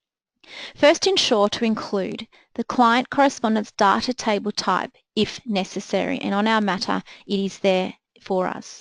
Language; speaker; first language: English; native; English